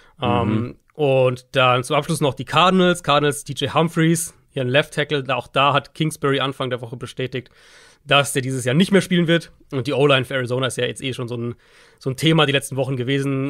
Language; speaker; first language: German; native; German